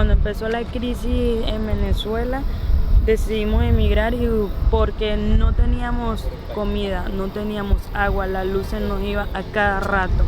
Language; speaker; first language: Spanish; native; Spanish